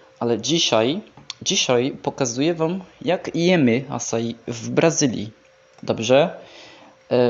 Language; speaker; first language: Polish; non-native, learner; Portuguese